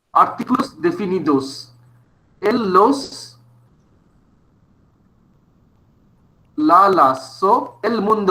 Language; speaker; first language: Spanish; non-native, fluent; Bangla